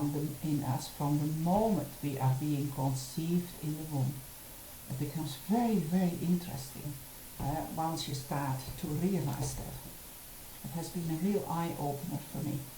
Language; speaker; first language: English; non-native, fluent; Dutch